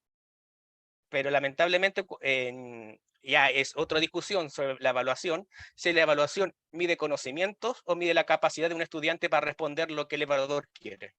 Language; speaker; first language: Spanish; native; Spanish